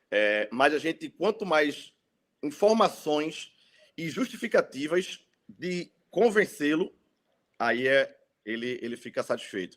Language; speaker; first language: Portuguese; native; Portuguese